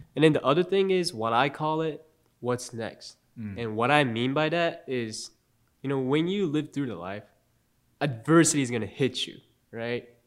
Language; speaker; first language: English; non-native, fluent; Japanese